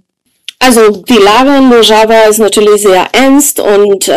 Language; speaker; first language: German; non-native, fluent; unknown